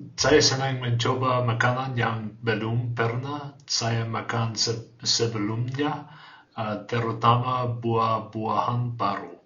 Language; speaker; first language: Indonesian; non-native, learner; English